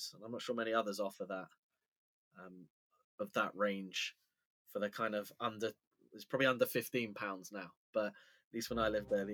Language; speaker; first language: English; native; English